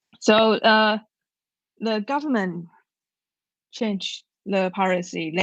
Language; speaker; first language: English; non-native, learner; Chinese